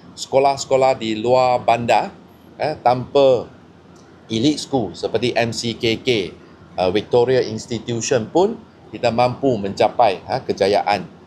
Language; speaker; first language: Malay; non-native, local second language; Chinese